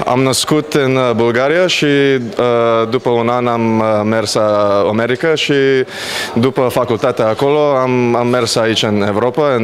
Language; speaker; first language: Romanian; non-native, learner; Bulgarian